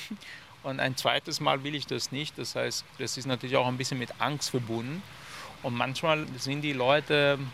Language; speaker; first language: German; non-native, fluent; Persian